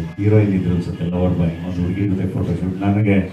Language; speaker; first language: Kannada; native; Kannada